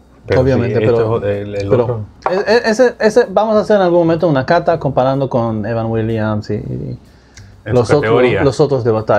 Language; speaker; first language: Spanish; non-native, fluent; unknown